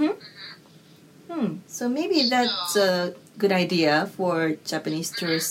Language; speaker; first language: English; non-native, fluent; Japanese